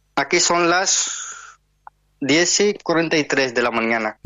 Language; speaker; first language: Spanish; non-native, learner; Hindi